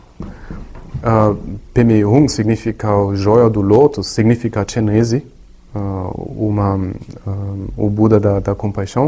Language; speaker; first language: Portuguese; non-native, learner; German